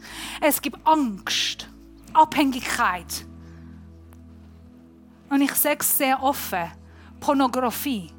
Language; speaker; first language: German; non-native, fluent; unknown